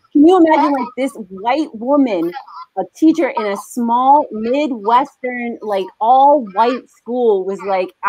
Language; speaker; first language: English; native; English